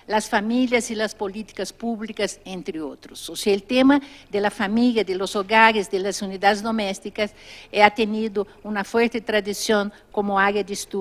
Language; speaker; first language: Spanish; non-native, fluent; Portuguese